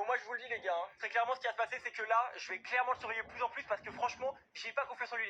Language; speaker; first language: French; native; French